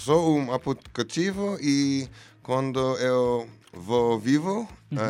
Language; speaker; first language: Portuguese; non-native, learner; English